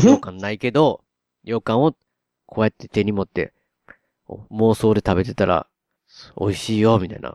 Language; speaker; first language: Japanese; native; Japanese